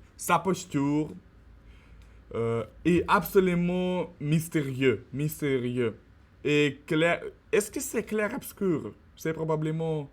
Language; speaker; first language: French; non-native, learner; Russian